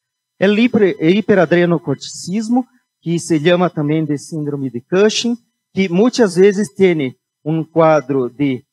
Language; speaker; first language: Spanish; non-native, fluent; Portuguese